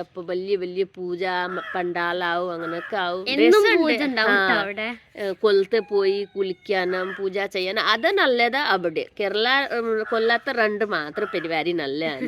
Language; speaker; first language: Malayalam; non-native, learner; Hindi